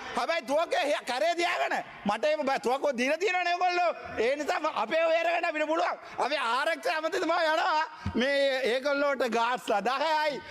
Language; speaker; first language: Sinhala; non-native, local second language; Tamil